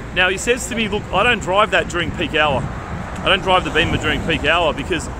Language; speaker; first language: English; native; English